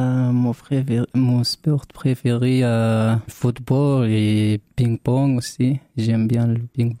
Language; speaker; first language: French; non-native, learner; Arabic